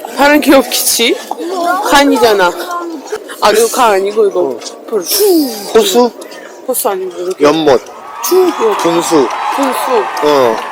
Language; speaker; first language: Korean; non-native, learner; Uzbek